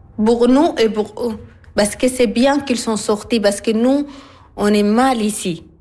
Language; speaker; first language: French; non-native, learner; Arabic